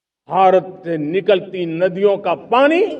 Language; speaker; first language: Hindi; non-native, local second language; Gujarati